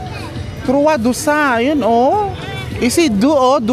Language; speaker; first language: French; non-native, learner; Filipino